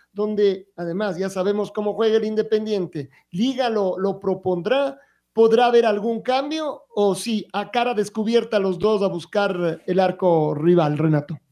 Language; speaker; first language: Spanish; native; Spanish